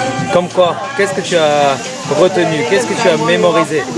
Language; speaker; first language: French; native; French